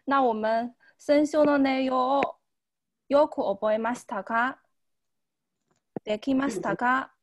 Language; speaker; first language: Japanese; non-native, fluent; Chinese